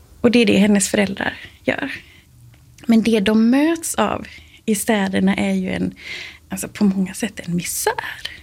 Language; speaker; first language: Swedish; native; Swedish